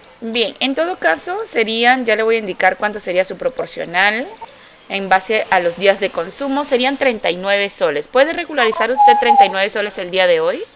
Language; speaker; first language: Spanish; native; Spanish